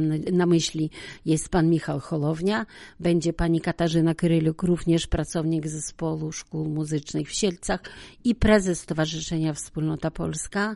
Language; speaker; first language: Polish; native; Polish